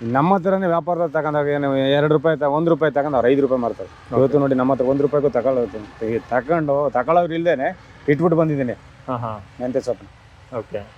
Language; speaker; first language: Kannada; native; Kannada